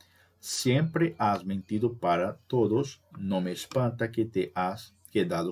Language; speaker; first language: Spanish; non-native, fluent; Portuguese